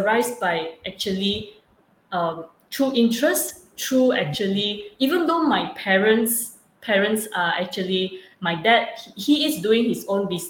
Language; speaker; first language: English; non-native, local second language; Chinese